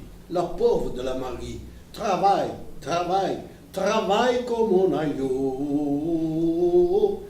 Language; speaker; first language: French; non-native, fluent; Portuguese